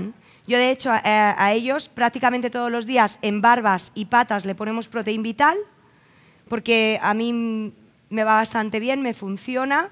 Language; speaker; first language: Spanish; native; Spanish